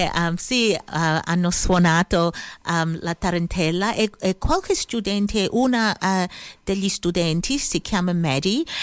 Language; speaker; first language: Italian; early bilingual, heritage; Italian